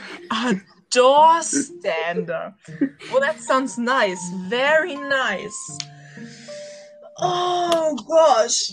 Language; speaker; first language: English; non-native, learner; German